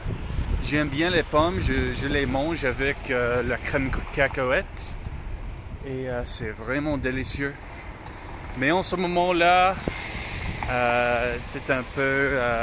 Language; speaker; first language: French; non-native, learner; English